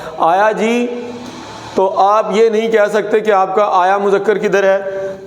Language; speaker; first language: Urdu; non-native, local second language; Punjabi